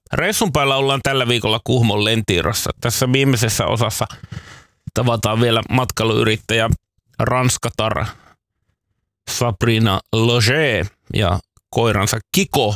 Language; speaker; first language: Finnish; native; Finnish